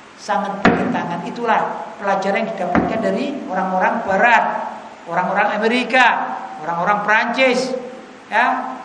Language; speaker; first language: Indonesian; native; Indonesian